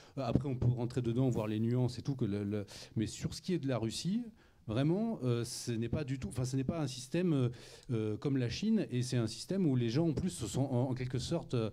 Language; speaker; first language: French; native; French